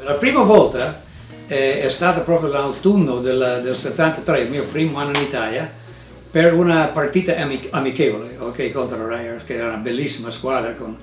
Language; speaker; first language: Italian; non-native, fluent; English